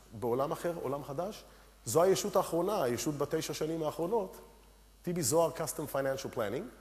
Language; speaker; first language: Hebrew; early bilingual, other home language; Romanian